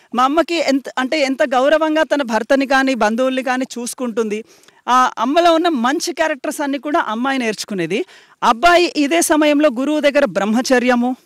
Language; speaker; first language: Telugu; native; Telugu